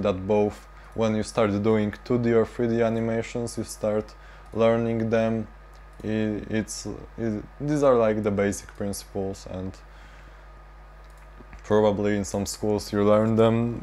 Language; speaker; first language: English; non-native, fluent; Polish